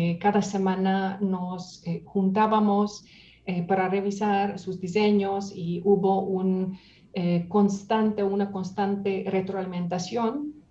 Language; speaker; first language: Spanish; non-native, fluent; Hungarian